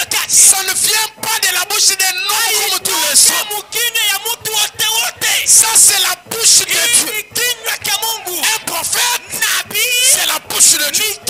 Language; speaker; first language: French; non-native, local second language; Swahili